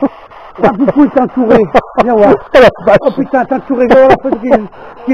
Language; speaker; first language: French; native; French